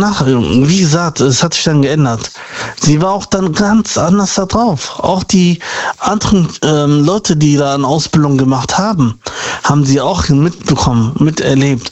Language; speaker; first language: German; native; German